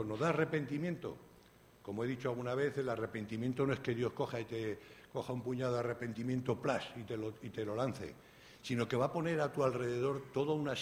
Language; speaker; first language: Spanish; native; Spanish